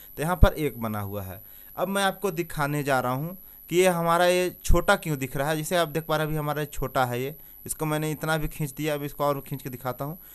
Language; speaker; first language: Hindi; native; Hindi